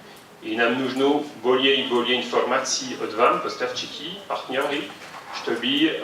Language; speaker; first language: Russian; non-native, fluent; French